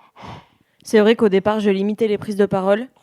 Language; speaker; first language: French; native; French